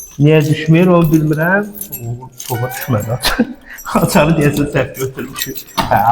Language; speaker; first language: Azerbaijani; native; Azerbaijani